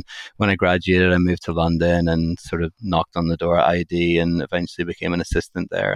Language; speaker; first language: English; native; English